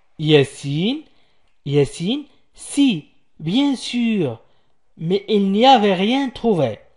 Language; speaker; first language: French; non-native, local second language; Arabic